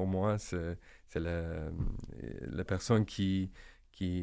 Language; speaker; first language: French; non-native, learner; Persian